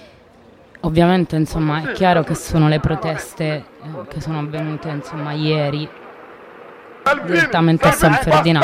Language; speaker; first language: Italian; native; Italian